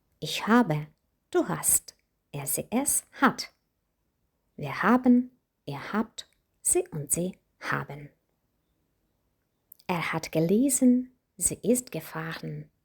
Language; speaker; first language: German; non-native, fluent; Ukrainian